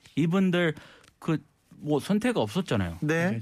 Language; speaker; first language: Korean; non-native, fluent; English